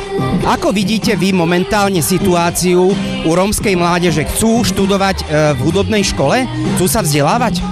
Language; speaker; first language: Slovak; native; Slovak